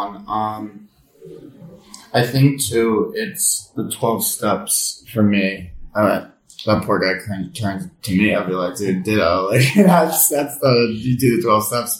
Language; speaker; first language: English; native; English